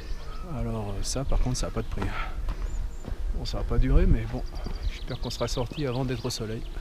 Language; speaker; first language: French; native; French